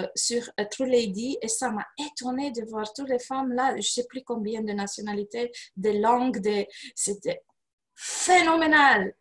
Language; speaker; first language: French; non-native, fluent; Romanian